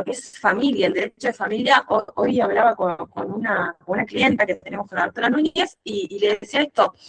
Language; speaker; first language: Spanish; native; Spanish